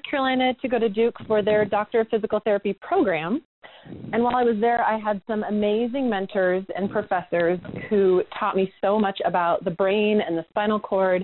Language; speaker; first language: English; native; English